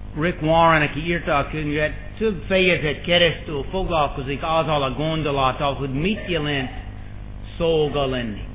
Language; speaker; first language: Hungarian; non-native, fluent; English